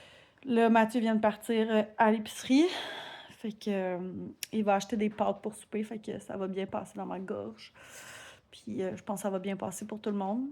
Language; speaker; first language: French; native; French